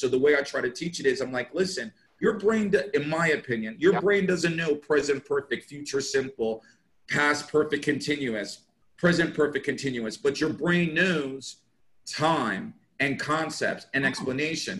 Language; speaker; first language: English; native; English